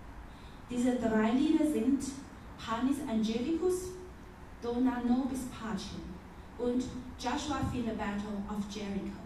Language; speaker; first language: German; non-native, learner; Chinese